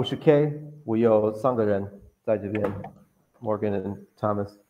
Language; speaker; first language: Chinese; non-native, learner; English